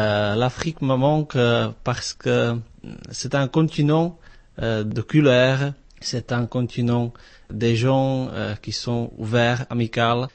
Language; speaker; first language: French; non-native, fluent; Czech